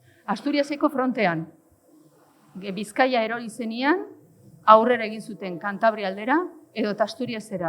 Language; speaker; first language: Basque; native; Basque